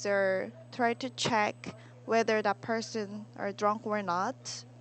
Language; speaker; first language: English; non-native, learner; Korean